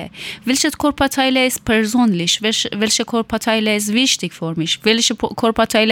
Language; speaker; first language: German; non-native, learner; Persian